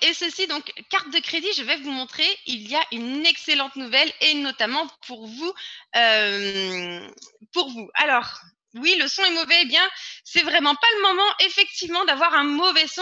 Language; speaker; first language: French; native; French